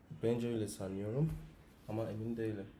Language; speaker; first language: Turkish; non-native, learner; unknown